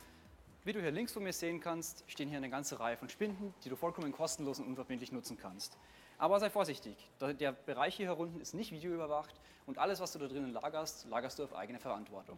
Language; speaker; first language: German; native; German